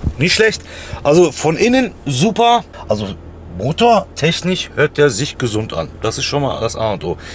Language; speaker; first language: German; early bilingual, other home language; Turkish